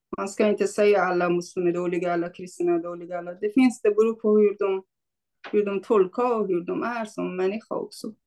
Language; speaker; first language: Swedish; non-native, fluent; Kurdish